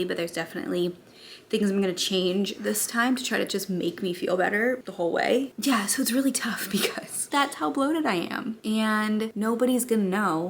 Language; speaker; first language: English; native; English